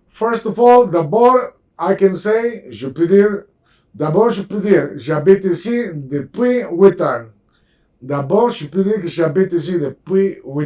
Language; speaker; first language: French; non-native, fluent; Spanish